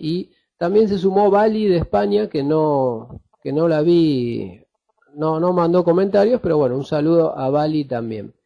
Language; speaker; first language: Spanish; native; Spanish